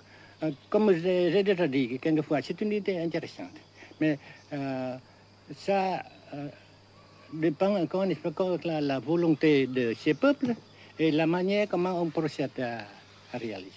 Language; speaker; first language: French; non-native, local second language; Vietnamese